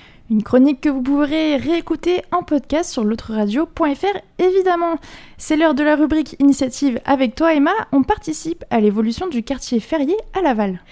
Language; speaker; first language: French; native; French